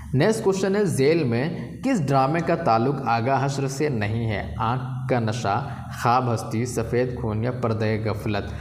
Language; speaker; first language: Hindi; non-native, local second language; Urdu